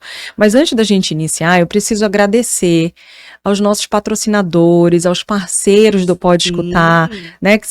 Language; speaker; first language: Portuguese; native; Portuguese